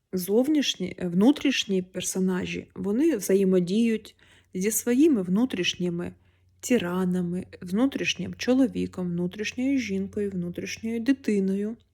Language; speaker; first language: Ukrainian; non-native, local second language; Russian